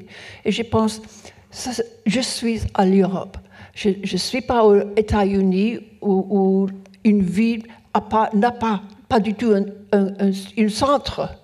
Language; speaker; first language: French; non-native, learner; English